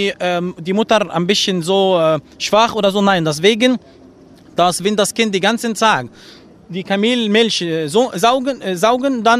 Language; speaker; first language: German; non-native, learner; Arabic